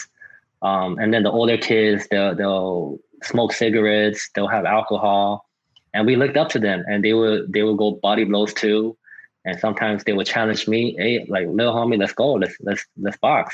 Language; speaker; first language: English; native; English